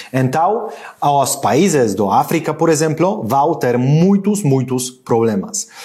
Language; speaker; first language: Portuguese; non-native, learner; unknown